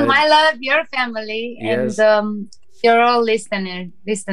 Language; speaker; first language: English; non-native, learner; Romanian